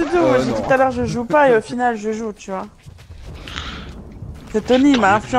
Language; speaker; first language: French; native; French